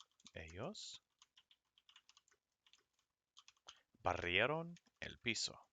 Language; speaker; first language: Spanish; non-native, fluent; English